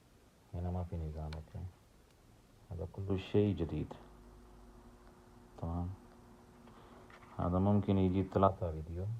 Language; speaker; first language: Arabic; non-native, learner; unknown